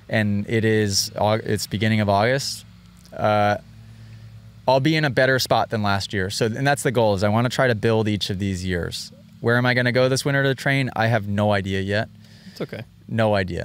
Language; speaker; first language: English; native; English